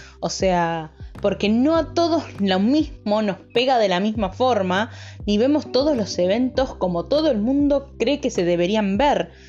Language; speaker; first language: Spanish; native; Spanish